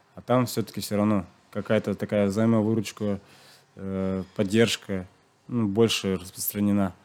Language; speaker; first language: Russian; non-native, local second language; Chuvash